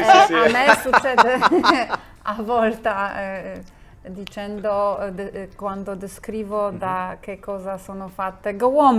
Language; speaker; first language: Italian; non-native, learner; Polish